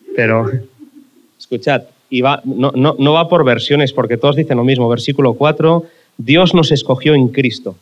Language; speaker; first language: Spanish; native; Spanish